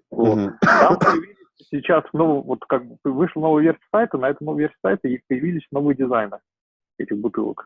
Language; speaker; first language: Russian; native; Russian